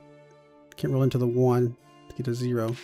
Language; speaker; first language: English; native; English